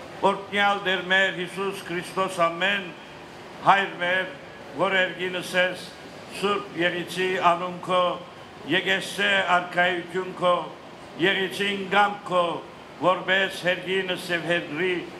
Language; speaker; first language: Armenian; native; Armenian